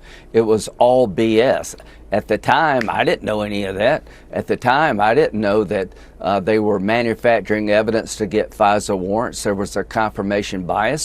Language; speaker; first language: English; native; English